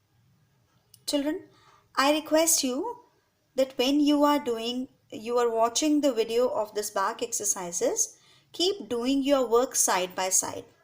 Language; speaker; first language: English; non-native, local second language; Hindi